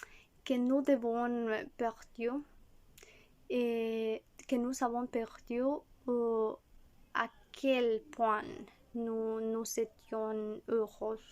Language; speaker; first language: French; non-native, learner; Spanish